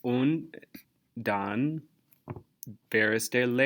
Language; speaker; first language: German; non-native, fluent; English